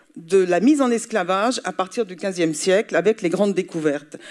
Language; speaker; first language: French; native; French